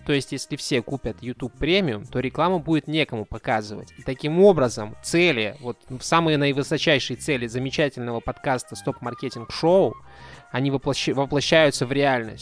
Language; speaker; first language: Russian; native; Russian